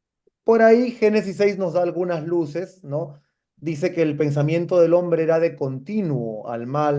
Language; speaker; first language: Spanish; native; Spanish